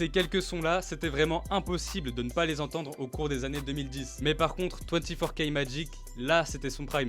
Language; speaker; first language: French; native; French